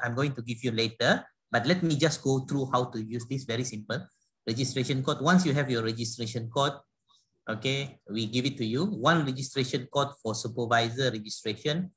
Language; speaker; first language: English; non-native, local second language; Malay